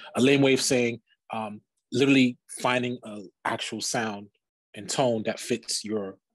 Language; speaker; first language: English; native; English